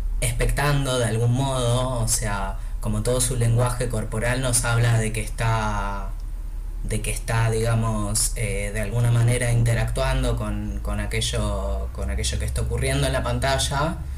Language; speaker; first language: Spanish; native; Spanish